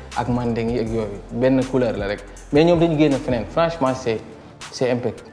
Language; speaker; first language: Wolof; non-native, local second language; Fula